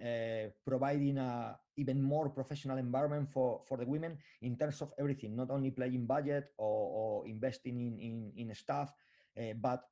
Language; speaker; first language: English; non-native, fluent; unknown